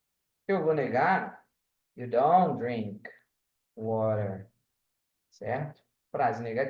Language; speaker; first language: English; non-native, fluent; Portuguese